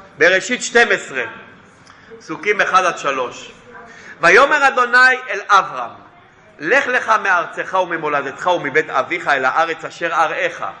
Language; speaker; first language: Hebrew; non-native, fluent; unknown